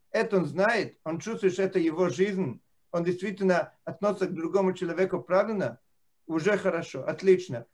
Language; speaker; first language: Russian; non-native, fluent; Italian